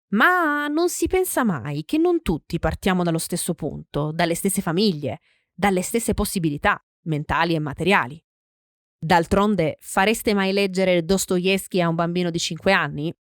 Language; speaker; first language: Italian; native; Italian